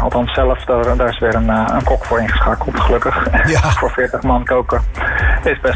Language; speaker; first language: Dutch; native; Dutch